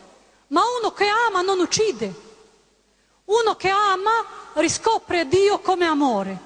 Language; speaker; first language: Italian; non-native, fluent; Croatian